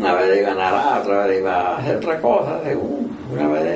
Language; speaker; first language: Spanish; native; Spanish